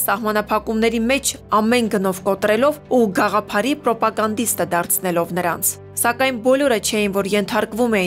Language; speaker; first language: Armenian; native; Armenian